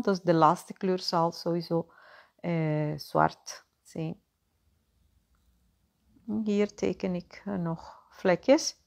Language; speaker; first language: Dutch; non-native, fluent; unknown